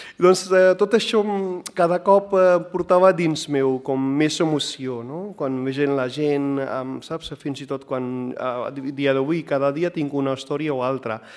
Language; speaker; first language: Catalan; non-native, fluent; Punjabi